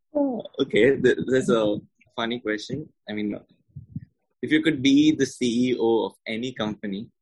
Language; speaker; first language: English; native; English